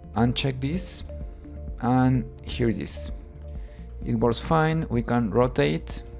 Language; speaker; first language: English; non-native, fluent; Spanish